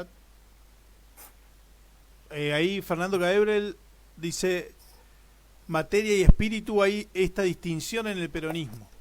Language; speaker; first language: Spanish; native; Spanish